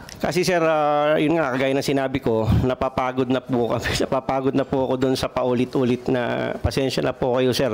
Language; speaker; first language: Filipino; non-native, local second language; Cebuano